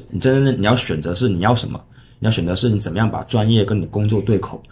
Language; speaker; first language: Chinese; non-native, local second language; Cantonese